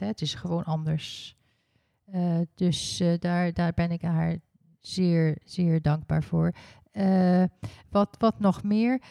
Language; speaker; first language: Dutch; early bilingual, heritage; Dutch